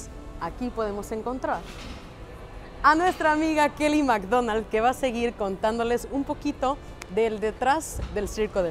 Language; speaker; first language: Spanish; native; Spanish